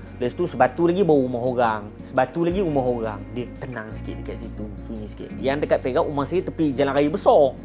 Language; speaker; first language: Malay; native; Malay